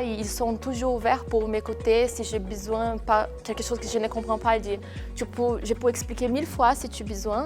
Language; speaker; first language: French; non-native, fluent; Portuguese